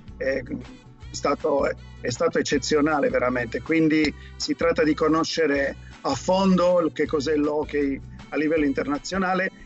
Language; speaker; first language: Italian; native; Italian